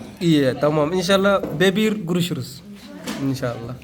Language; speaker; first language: Turkish; non-native, learner; Arabic